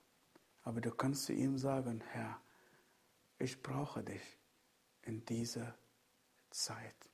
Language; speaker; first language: German; non-native, fluent; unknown